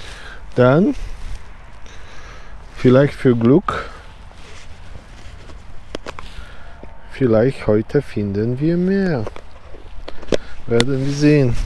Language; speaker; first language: German; non-native, learner; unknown